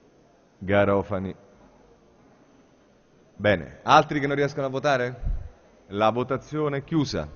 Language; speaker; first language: Italian; native; Italian